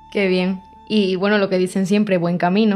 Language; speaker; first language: Spanish; native; Spanish